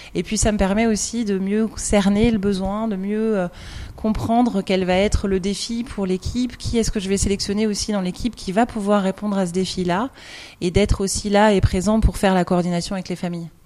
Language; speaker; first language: French; native; French